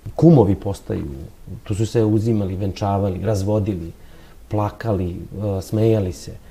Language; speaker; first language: Serbian; native; Serbian